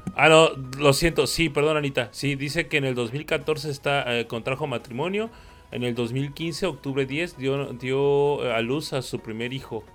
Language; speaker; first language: Spanish; native; Spanish